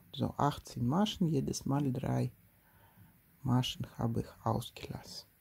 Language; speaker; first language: German; non-native, learner; Russian